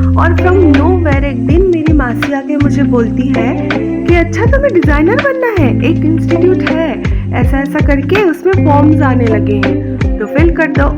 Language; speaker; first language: Hindi; non-native, local second language; Assamese